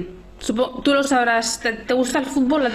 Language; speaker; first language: Spanish; native; Spanish